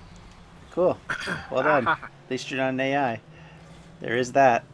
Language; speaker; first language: English; native; English